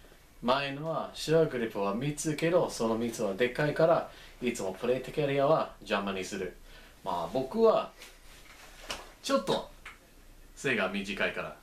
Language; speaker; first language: Japanese; non-native, fluent; English